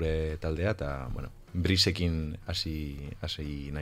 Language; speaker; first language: Basque; early bilingual, other home language; Polish